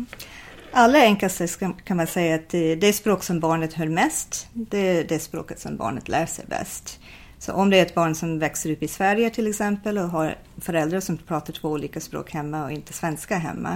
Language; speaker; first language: Swedish; non-native, fluent; English